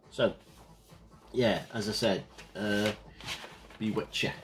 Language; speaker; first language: English; native; English